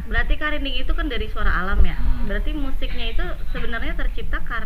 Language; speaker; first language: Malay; non-native, local second language; Sundanese